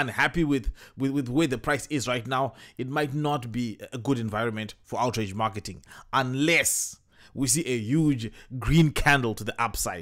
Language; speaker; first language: English; native; English